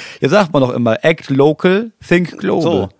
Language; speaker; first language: German; native; German